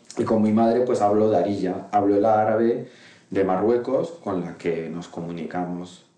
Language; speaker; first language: Spanish; non-native, local second language; Arabic